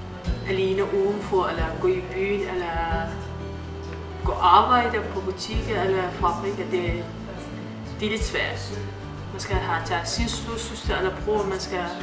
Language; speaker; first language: Danish; non-native, learner; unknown